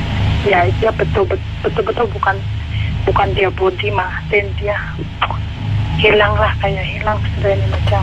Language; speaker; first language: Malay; non-native, learner; Indonesian